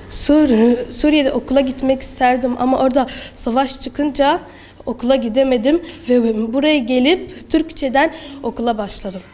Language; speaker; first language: Turkish; early bilingual, other home language; Arabic